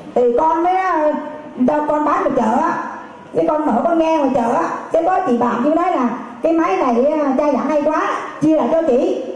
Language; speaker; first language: Vietnamese; native; Vietnamese